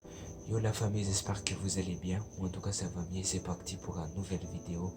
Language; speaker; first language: French; non-native, local second language; Malagasy